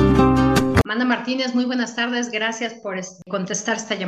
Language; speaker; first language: Spanish; native; Spanish